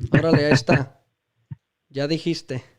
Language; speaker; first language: Spanish; early bilingual, heritage; Spanish